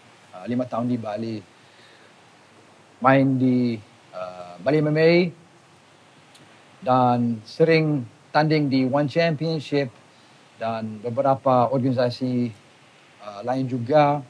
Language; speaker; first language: Indonesian; non-native, fluent; English